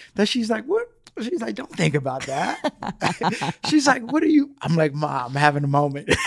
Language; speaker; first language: English; early bilingual, other home language; Spanish